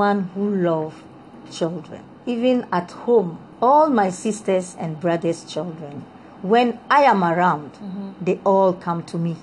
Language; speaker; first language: English; non-native, fluent; Lingala